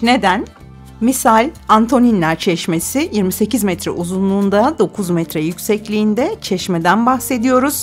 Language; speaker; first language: Turkish; native; Turkish